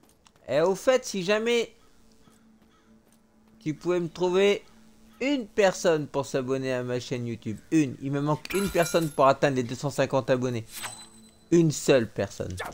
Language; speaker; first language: French; native; French